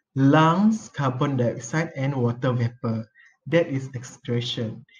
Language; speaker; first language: English; non-native, local second language; Malay